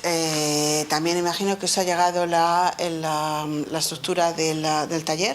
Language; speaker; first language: Spanish; native; Spanish